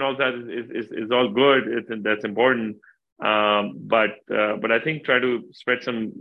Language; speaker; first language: English; non-native, local second language; Urdu